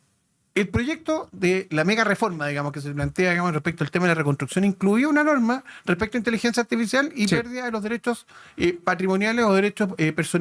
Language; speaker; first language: Spanish; native; Spanish